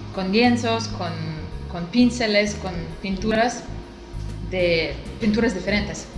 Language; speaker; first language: Spanish; non-native, learner; Russian